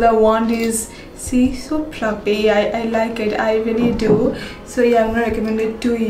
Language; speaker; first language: English; non-native, local second language; Bangla